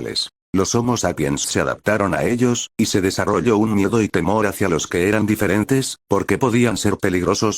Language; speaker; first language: Spanish; native; Spanish